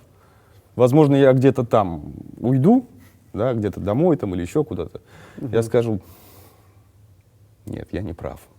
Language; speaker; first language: Russian; native; Russian